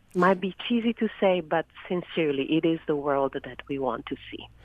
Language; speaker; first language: English; non-native, fluent; Italian